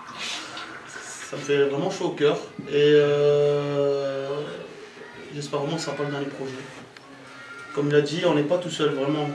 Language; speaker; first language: French; early bilingual, other home language; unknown